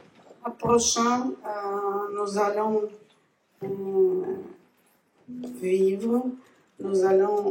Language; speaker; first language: French; non-native, learner; Ukrainian